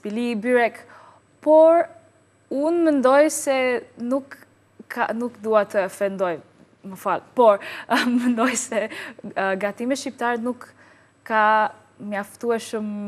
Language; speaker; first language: Albanian; non-native, learner; English